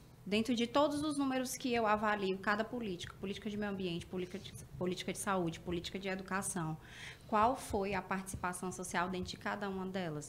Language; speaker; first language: Portuguese; native; Portuguese